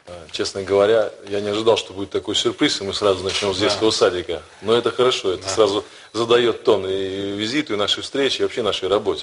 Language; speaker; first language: Russian; native; Russian